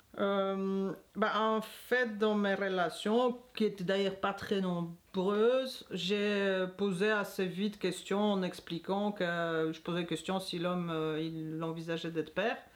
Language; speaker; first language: French; non-native, fluent; Polish